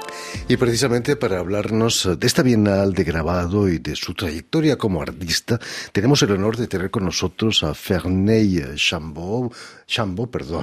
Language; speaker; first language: Spanish; native; Spanish